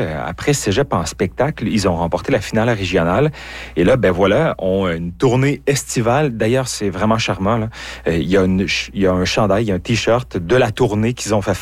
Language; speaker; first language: French; native; French